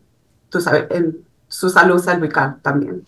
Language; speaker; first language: Spanish; early bilingual, heritage; Spanish